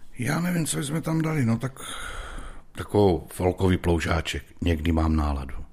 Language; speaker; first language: Czech; native; Czech